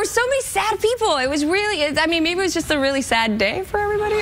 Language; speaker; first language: English; non-native, fluent; Spanish